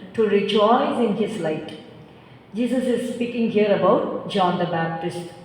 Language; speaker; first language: English; non-native, local second language; Tamil